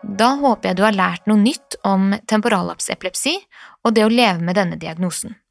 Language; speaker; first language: Norwegian; native; Norwegian